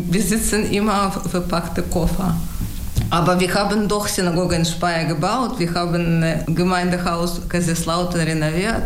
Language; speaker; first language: German; non-native, learner; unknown